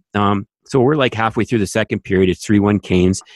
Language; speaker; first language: English; native; English